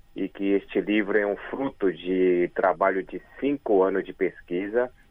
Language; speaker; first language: Portuguese; early bilingual, other home language; Korean